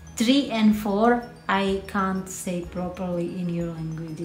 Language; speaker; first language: English; non-native, fluent; Indonesian